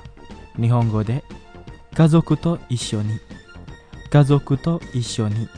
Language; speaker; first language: Japanese; non-native, fluent; Indonesian